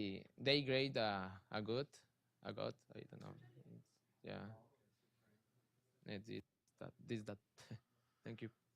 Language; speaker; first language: English; non-native, learner; Spanish